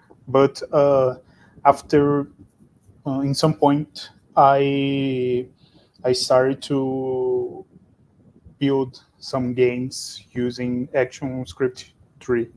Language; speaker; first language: English; non-native, fluent; Portuguese